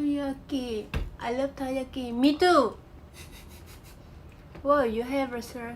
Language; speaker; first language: English; non-native, learner; Vietnamese